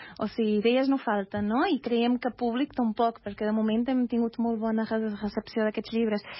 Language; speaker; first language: Catalan; non-native, fluent; Portuguese